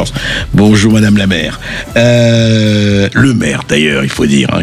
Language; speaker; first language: French; native; French